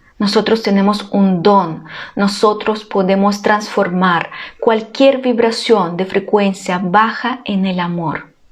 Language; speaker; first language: Spanish; non-native, fluent; Ukrainian